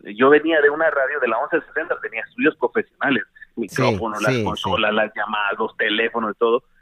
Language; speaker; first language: Spanish; native; Spanish